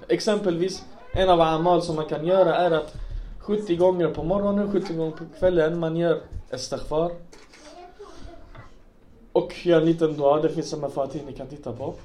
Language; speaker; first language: Swedish; non-native, local second language; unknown